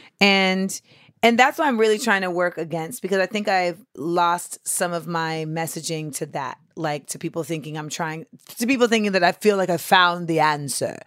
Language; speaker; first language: English; native; English